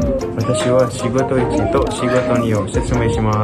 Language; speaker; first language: Japanese; non-native, learner; Indonesian